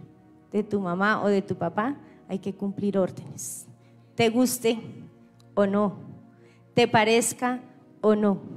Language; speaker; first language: Spanish; native; Spanish